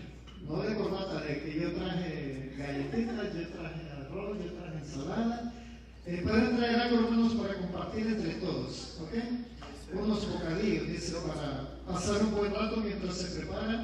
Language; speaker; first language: Spanish; native; Spanish